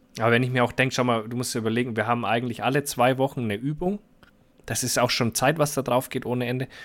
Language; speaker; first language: German; native; German